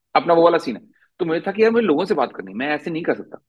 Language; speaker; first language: Hindi; native; Hindi